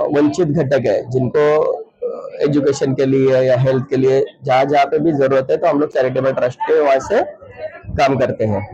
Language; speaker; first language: Hindi; non-native, local second language; Marathi